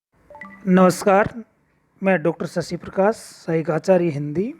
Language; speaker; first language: Hindi; native; Hindi